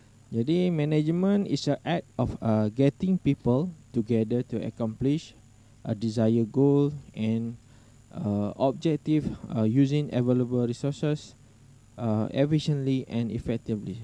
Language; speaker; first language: English; non-native, local second language; Malay